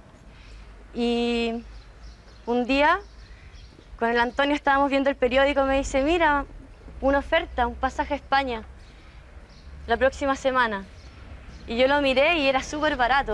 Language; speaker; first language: Spanish; native; Spanish